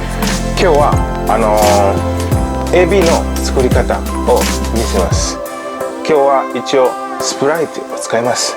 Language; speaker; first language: Japanese; non-native, learner; Swahili